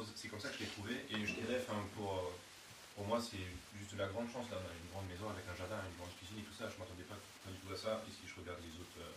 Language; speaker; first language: French; non-native, fluent; German